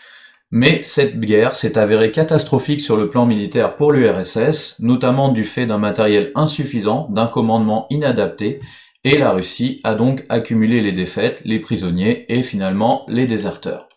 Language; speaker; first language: French; native; French